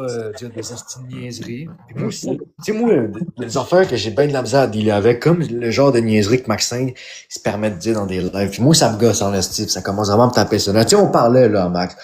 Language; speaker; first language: French; native; French